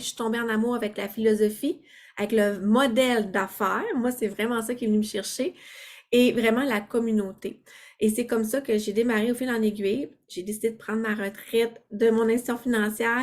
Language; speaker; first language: French; native; French